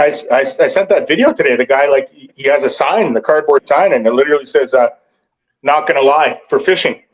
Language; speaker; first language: English; native; English